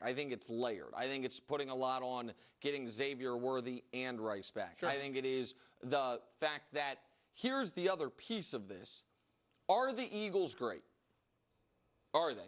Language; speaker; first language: English; native; English